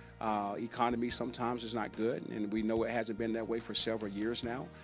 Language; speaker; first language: English; native; English